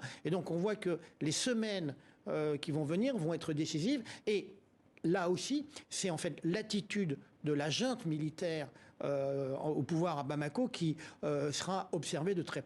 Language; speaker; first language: French; native; French